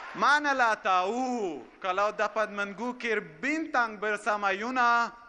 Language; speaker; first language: Malay; non-native, fluent; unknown